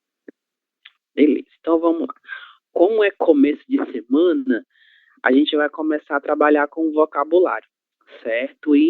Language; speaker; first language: Portuguese; native; Portuguese